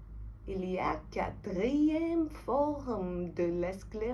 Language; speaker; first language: French; non-native, fluent; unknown